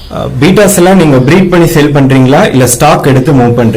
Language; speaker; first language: Tamil; native; Tamil